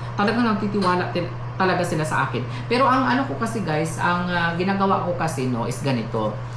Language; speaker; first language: Filipino; non-native, local second language; Cebuano